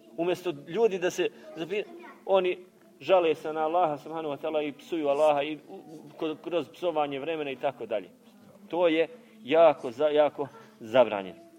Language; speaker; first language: Bosnian; native; Bosnian